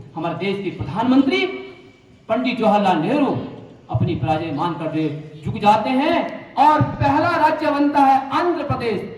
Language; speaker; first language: Hindi; native; Hindi